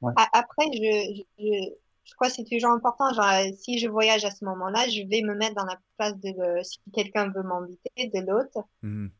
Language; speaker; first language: French; non-native, fluent; English